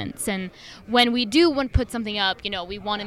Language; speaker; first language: English; non-native, fluent; French